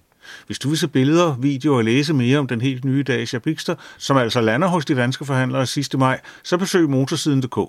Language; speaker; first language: Danish; native; Danish